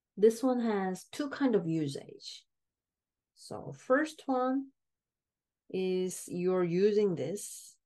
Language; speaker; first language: English; non-native, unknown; Korean